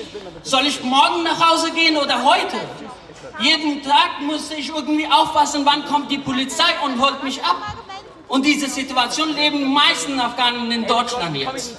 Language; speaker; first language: German; non-native, fluent; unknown